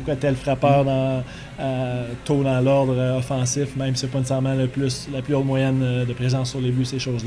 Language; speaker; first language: French; native; French